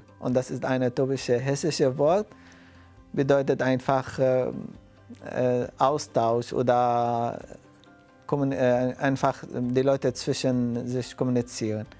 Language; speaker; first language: German; non-native, fluent; Arabic